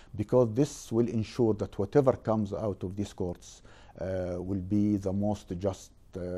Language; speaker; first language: English; non-native, fluent; Arabic